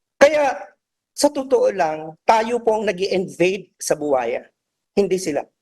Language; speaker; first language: Filipino; native; Filipino